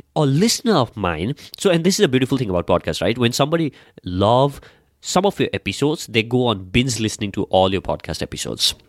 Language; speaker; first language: English; non-native, local second language; Nepali